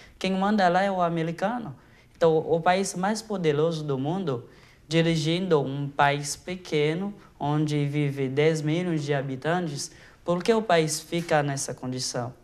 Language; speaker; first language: Portuguese; non-native, fluent; Haitian Creole